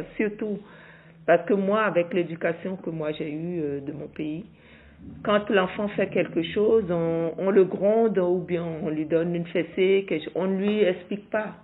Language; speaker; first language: French; non-native, local second language; Arabic